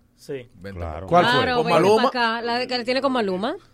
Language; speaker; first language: Spanish; early bilingual, heritage; English